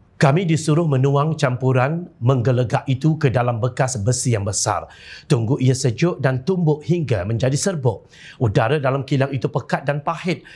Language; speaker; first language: Malay; native; Malay